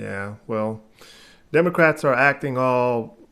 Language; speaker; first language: English; native; English